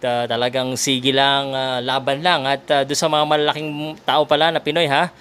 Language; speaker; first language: Filipino; native; Filipino